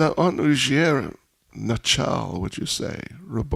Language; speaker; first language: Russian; non-native, learner; English